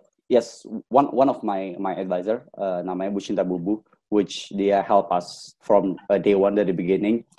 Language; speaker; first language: English; non-native, fluent; Indonesian